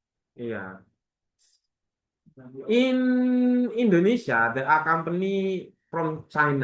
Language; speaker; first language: English; non-native, learner; Indonesian